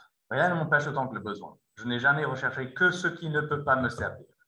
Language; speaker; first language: French; non-native, fluent; English